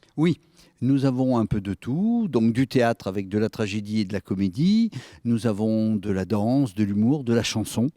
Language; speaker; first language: French; native; French